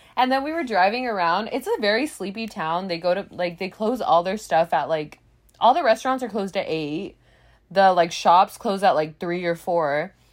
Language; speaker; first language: English; native; English